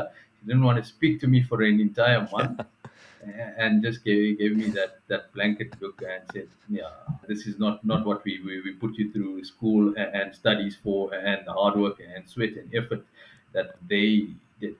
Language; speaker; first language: English; native; English